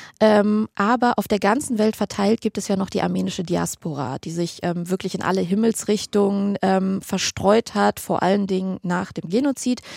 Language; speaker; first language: German; early bilingual, other home language; Armenian